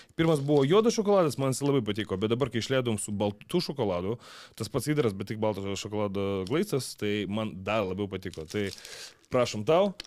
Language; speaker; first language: Lithuanian; non-native, local second language; Russian